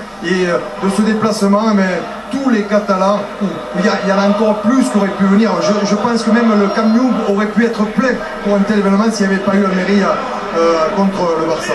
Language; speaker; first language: French; native; French